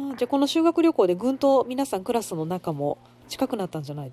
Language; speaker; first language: Japanese; native; Japanese